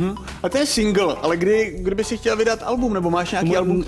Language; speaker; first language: Czech; native; Czech